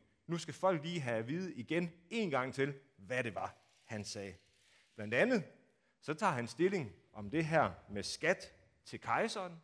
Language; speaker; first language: Danish; native; Danish